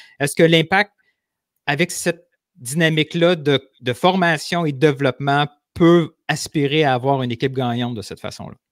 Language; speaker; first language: French; native; French